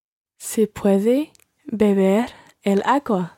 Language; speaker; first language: Spanish; non-native, learner; English